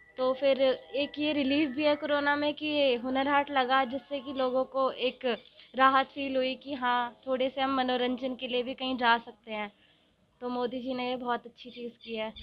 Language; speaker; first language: Hindi; native; Hindi